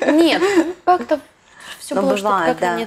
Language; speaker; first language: Russian; native; Russian